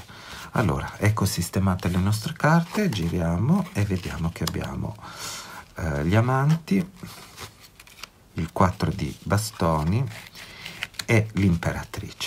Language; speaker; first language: Italian; native; Italian